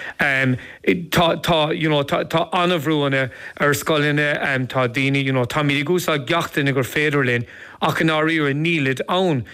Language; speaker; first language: Irish; non-native, local second language; English